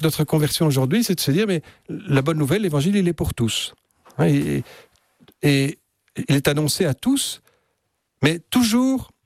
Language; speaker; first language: French; native; French